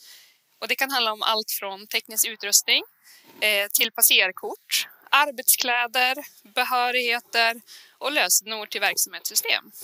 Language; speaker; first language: Swedish; native; Swedish